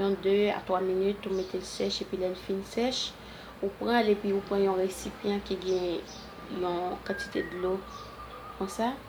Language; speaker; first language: French; non-native, local second language; Haitian Creole